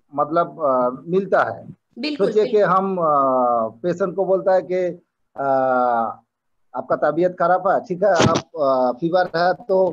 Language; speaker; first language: Hindi; non-native, local second language; Bangla